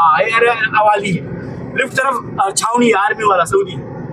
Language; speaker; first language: Hindi; non-native, learner; Baluchi